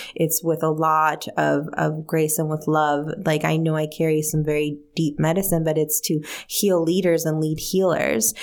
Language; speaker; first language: English; early bilingual, other home language; Spanish